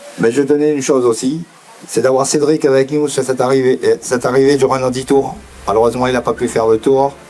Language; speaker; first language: French; native; French